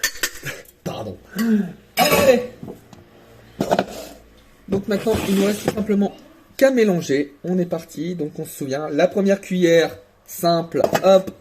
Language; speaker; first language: French; native; French